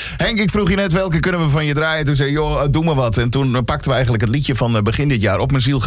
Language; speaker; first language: Dutch; native; Dutch